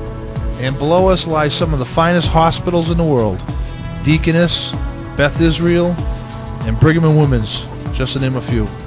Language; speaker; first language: English; native; English